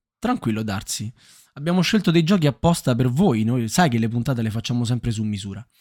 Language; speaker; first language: Italian; native; Italian